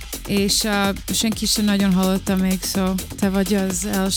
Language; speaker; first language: Hungarian; early bilingual, heritage; Hungarian